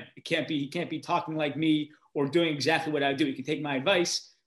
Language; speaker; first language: English; native; English